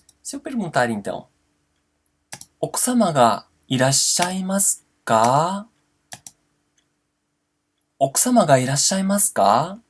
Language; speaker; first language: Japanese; non-native, fluent; Portuguese